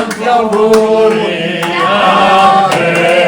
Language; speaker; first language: Italian; native; Italian